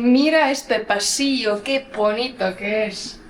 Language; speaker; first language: Spanish; non-native, fluent; Estonian